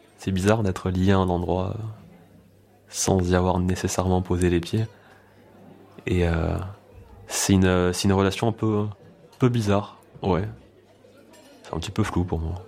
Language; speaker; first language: French; native; French